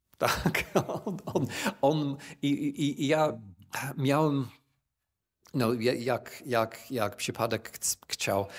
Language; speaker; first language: Polish; non-native, fluent; English